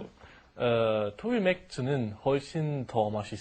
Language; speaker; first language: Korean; non-native, learner; German